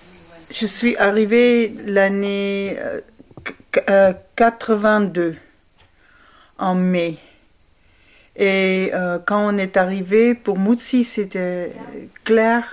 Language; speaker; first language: French; non-native, fluent; Dutch